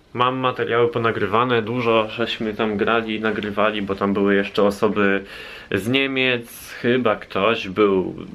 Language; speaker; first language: Polish; native; Polish